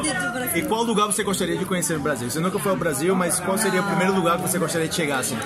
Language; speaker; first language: Portuguese; native; Portuguese